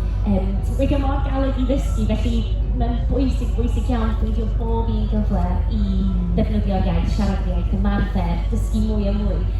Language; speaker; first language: Welsh; non-native, local second language; English